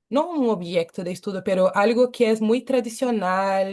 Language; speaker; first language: Spanish; non-native, fluent; Portuguese